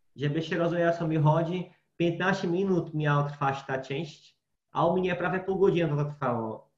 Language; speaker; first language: Polish; non-native, fluent; Portuguese